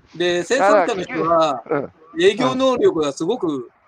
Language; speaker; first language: Japanese; native; Japanese